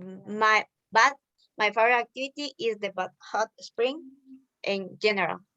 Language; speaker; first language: English; non-native, learner; Spanish